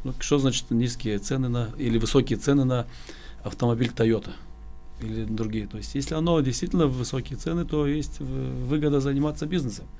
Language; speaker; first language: Russian; non-native, local second language; Gagauz